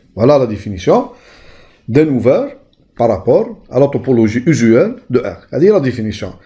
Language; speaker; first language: French; non-native, local second language; Arabic